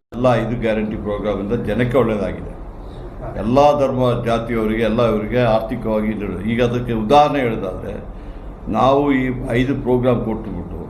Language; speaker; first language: Kannada; non-native, local second language; Malayalam